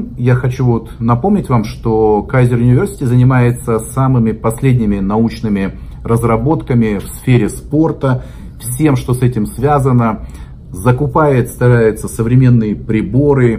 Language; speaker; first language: Russian; native; Russian